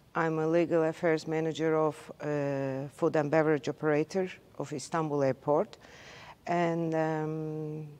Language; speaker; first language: English; non-native, learner; Turkish